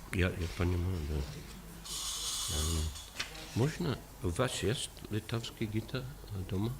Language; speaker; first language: Russian; non-native, learner; English